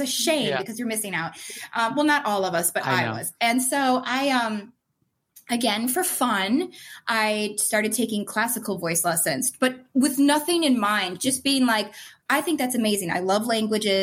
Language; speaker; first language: English; native; English